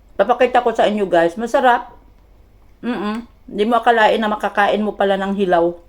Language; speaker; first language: Filipino; non-native, local second language; Cebuano